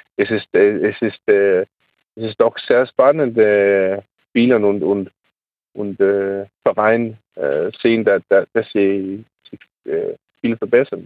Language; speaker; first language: German; non-native, learner; Danish